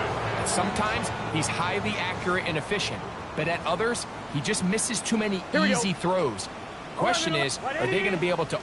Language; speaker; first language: English; native; English